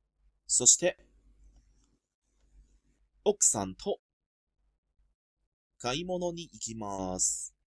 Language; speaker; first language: Japanese; non-native, fluent; Cantonese